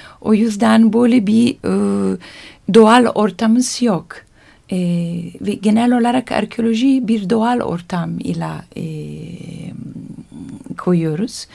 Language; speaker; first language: Turkish; non-native, learner; Italian